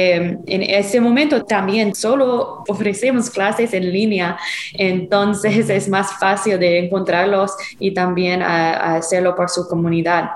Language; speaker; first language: Spanish; non-native, fluent; English